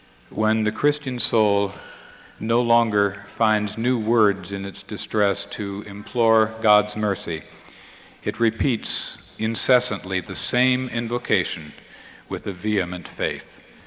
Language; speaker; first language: English; native; English